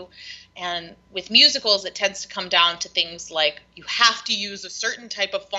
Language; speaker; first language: English; native; English